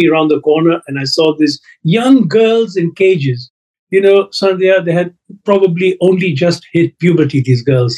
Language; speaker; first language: English; non-native, local second language; Sindhi